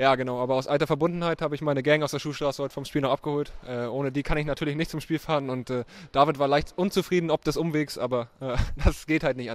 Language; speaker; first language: German; native; German